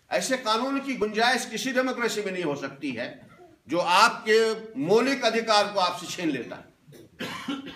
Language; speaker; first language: Hindi; non-native, local second language; Kashmiri